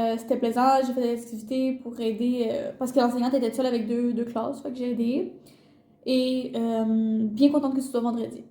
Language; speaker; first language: French; native; French